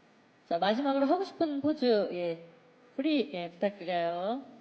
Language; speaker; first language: Korean; native; Korean